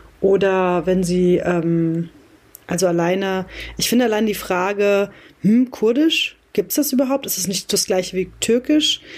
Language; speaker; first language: German; early bilingual, other home language; Kurdish